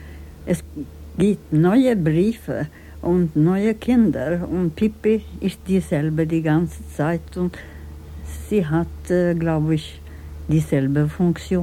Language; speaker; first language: German; non-native, fluent; Swedish